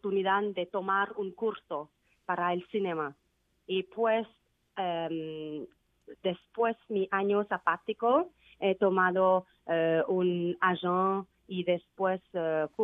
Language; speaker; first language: Spanish; non-native, learner; Vietnamese